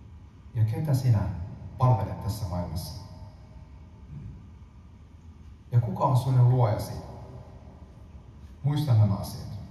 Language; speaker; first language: Finnish; early bilingual, other home language; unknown